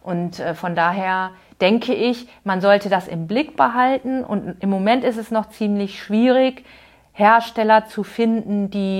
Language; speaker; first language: German; native; German